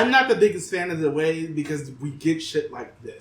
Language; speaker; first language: English; native; English